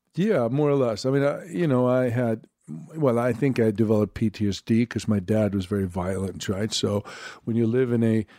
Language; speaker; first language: English; non-native, fluent; Swedish